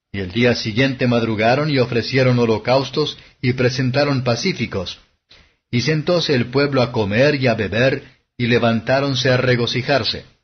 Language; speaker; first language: Spanish; non-native, fluent; Portuguese